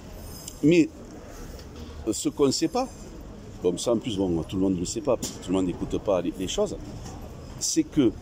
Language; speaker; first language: French; native; French